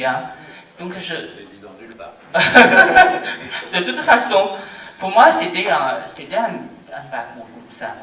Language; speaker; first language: French; non-native, fluent; Chinese